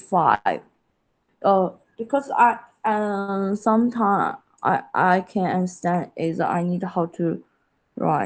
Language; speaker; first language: English; non-native, learner; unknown